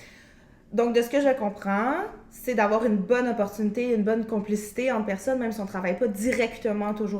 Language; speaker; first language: French; native; French